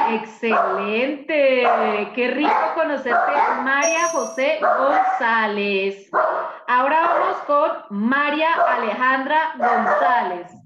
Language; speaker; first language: Spanish; native; Spanish